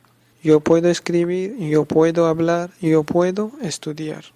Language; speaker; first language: Spanish; non-native, fluent; Urdu